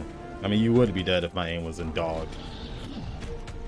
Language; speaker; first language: English; native; English